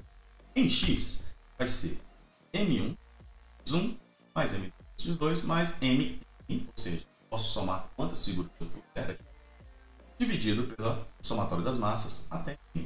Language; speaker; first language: Portuguese; native; Portuguese